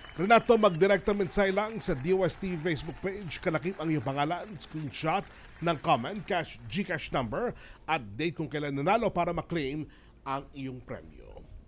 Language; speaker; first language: Filipino; native; Filipino